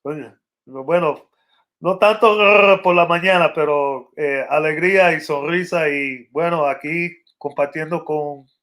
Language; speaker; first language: Spanish; early bilingual, other home language; English